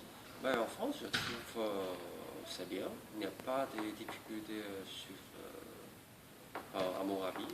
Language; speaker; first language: French; non-native, learner; Chinese